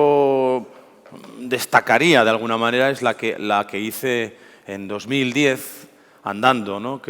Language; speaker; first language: Spanish; native; Spanish